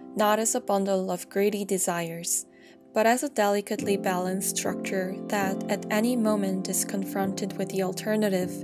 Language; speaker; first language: English; non-native, fluent; Korean